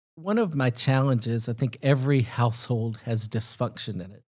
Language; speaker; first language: English; native; English